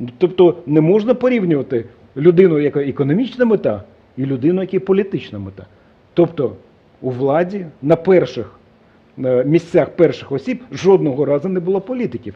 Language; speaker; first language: Ukrainian; non-native, local second language; Russian